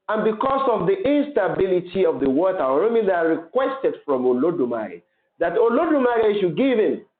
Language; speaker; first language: English; non-native, local second language; Yoruba